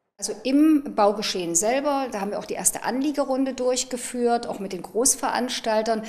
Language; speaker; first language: German; native; German